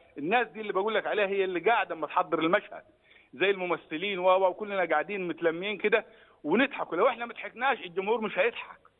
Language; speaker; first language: Arabic; native; Arabic